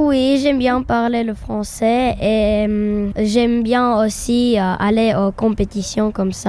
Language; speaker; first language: French; non-native, learner; Slovak